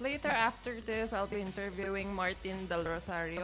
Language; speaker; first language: English; early bilingual, other home language; Korean